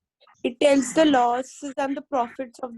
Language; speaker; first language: English; non-native, local second language; Hindi